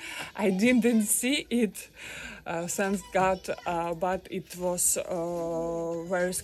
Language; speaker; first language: English; non-native, learner; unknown